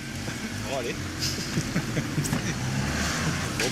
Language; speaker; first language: French; native; French